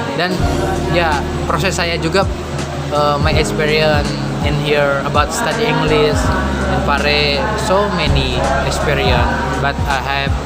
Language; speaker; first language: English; non-native, learner; Indonesian